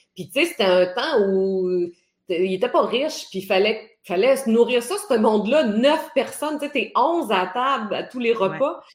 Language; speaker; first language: French; native; French